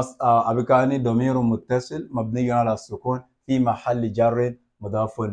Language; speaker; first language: Arabic; non-native, fluent; Yoruba